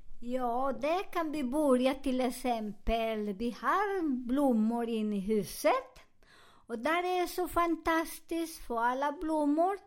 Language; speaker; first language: Swedish; non-native, learner; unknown